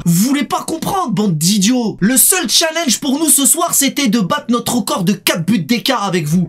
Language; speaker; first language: French; native; French